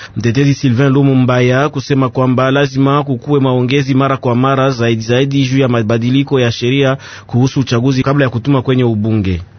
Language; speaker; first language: Swahili; native; Swahili